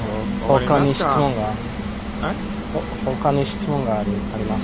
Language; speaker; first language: Japanese; non-native, learner; English